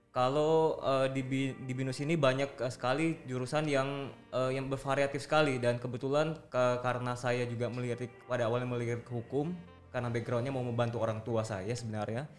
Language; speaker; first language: Indonesian; native; Indonesian